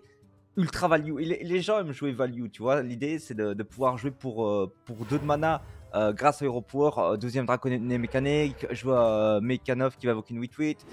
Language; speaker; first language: French; native; French